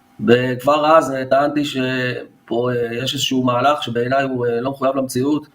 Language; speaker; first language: Hebrew; native; Hebrew